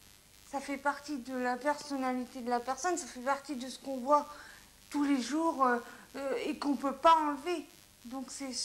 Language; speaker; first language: French; native; French